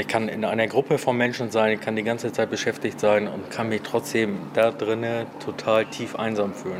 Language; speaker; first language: German; native; German